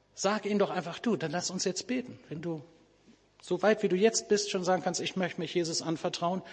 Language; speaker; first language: German; native; German